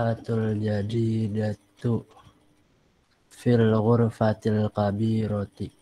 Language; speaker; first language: Arabic; non-native, learner; Indonesian